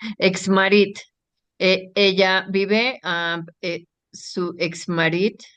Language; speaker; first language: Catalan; non-native, learner; Spanish